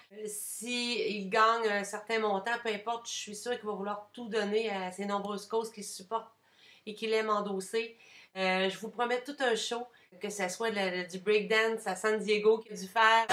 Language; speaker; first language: French; native; French